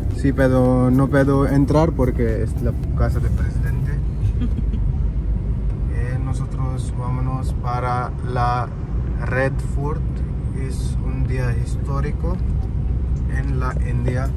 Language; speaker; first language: Spanish; non-native, learner; Hindi